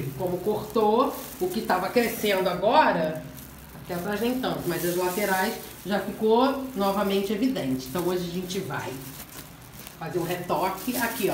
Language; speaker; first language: Portuguese; native; Portuguese